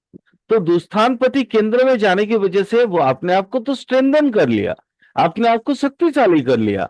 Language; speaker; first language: Hindi; native; Hindi